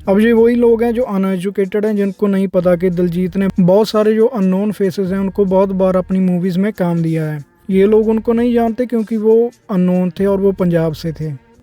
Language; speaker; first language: Hindi; non-native, local second language; Punjabi